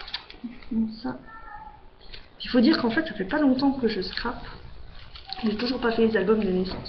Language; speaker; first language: French; native; French